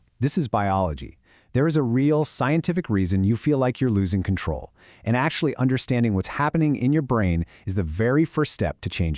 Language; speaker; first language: English; native; English